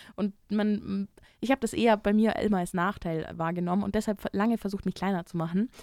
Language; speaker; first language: German; native; German